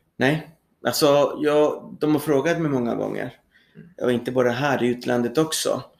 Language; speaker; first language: Swedish; non-native, fluent; Spanish